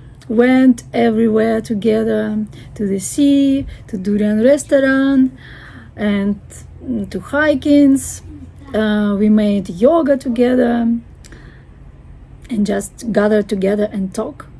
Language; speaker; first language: English; non-native, fluent; Russian